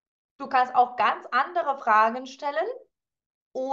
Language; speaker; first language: German; non-native, fluent; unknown